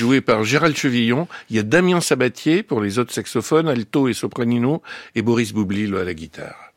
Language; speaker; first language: French; native; French